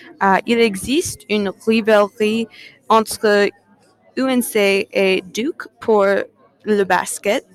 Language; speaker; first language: French; non-native, learner; English